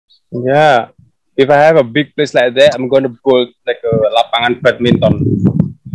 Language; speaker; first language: English; non-native, fluent; Indonesian